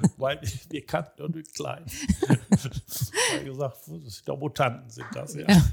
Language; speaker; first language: German; early bilingual, other home language; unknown